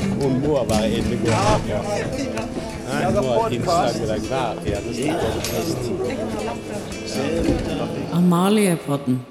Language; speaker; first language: Norwegian; native; Norwegian